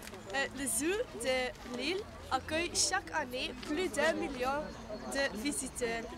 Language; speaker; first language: French; non-native, learner; Dutch